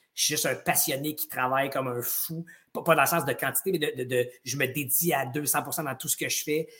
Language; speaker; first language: French; native; French